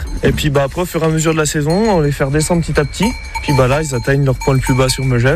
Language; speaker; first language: French; native; French